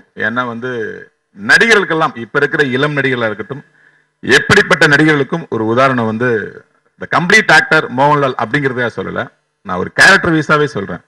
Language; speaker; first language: Tamil; native; Tamil